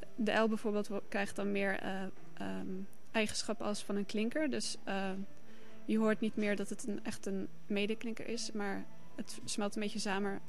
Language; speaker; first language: Dutch; native; Dutch